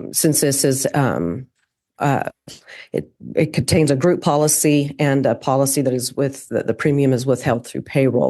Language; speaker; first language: English; native; English